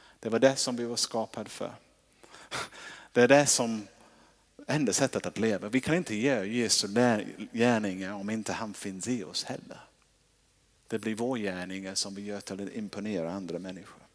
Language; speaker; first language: Swedish; non-native, fluent; English